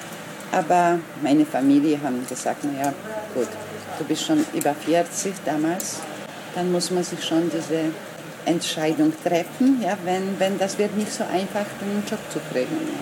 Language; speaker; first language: German; non-native, learner; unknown